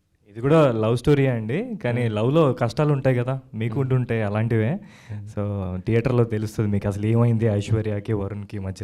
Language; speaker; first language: Telugu; native; Telugu